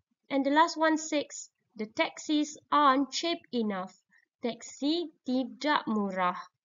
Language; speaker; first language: English; non-native, local second language; Malay